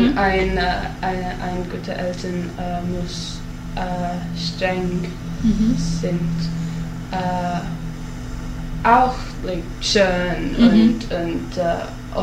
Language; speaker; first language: German; non-native, learner; English